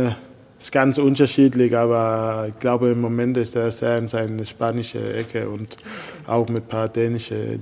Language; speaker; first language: German; non-native, fluent; Danish